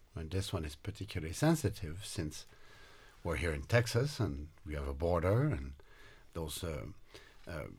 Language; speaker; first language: English; non-native, fluent; French